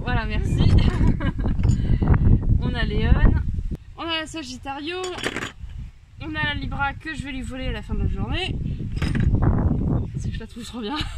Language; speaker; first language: French; native; French